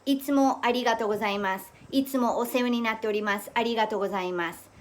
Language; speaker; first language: Japanese; non-native, fluent; English